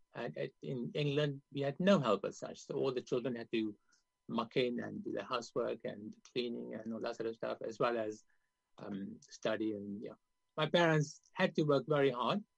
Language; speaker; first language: English; non-native, local second language; Gujarati